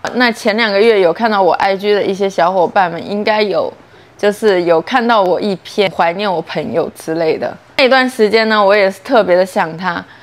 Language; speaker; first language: Chinese; native; Chinese